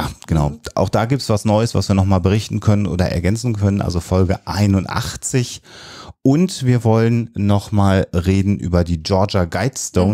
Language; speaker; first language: German; native; German